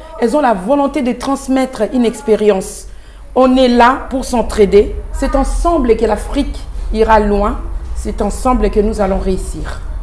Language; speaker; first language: French; non-native, local second language; Lingala